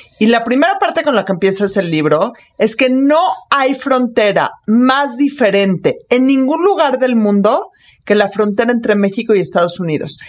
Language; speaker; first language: Spanish; native; Spanish